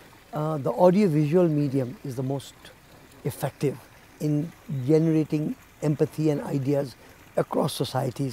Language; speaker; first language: English; non-native, local second language; Nepali